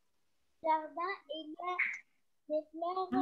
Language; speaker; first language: French; non-native, learner; Arabic